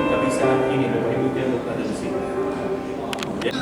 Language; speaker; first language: Indonesian; non-native, fluent; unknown